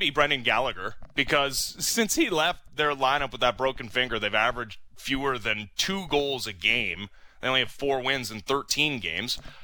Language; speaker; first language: English; native; English